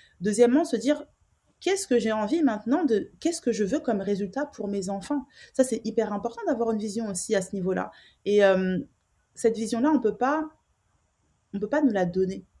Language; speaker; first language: French; native; French